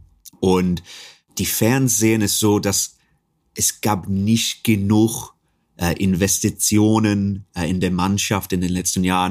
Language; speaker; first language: German; non-native, fluent; English